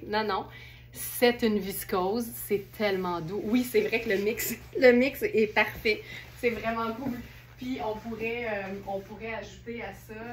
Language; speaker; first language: French; native; French